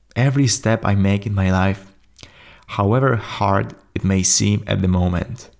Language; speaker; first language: English; non-native, fluent; Polish